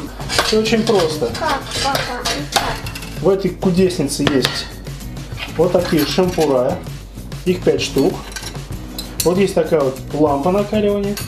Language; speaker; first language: Russian; native; Russian